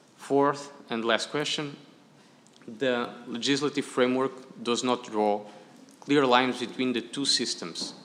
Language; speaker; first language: English; non-native, fluent; Portuguese